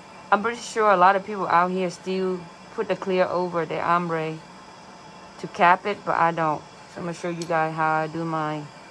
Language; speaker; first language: English; non-native, fluent; Vietnamese